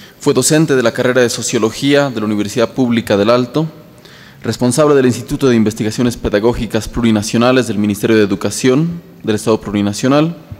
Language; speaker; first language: Spanish; native; Spanish